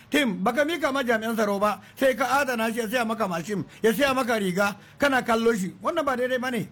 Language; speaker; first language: Hausa; non-native, local second language; Fula